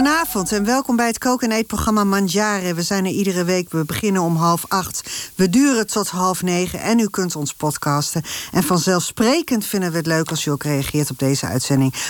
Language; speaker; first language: Dutch; native; Dutch